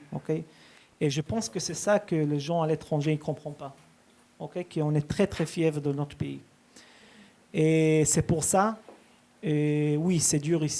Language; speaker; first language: French; early bilingual, heritage; Hebrew